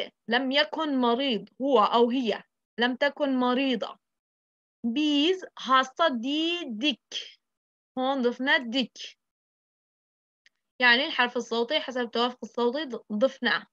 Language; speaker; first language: Arabic; native; Arabic